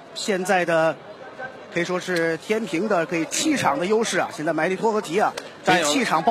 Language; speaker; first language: Chinese; native; Chinese